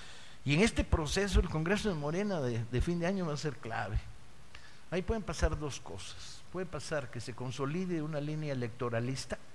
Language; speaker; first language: Spanish; native; Spanish